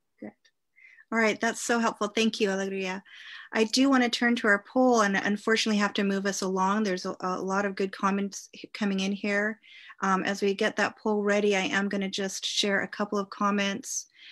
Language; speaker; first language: English; native; English